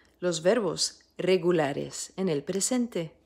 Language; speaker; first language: Spanish; non-native, fluent; French